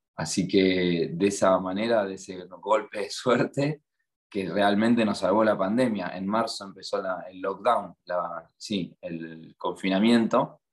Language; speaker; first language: Spanish; native; Spanish